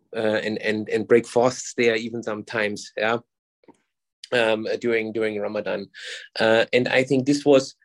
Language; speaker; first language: English; non-native, fluent; German